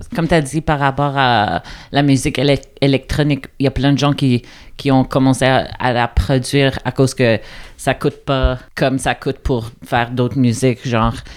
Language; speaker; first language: French; non-native, local second language; English